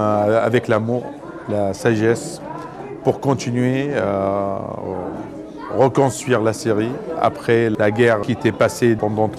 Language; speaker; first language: French; non-native, learner; Arabic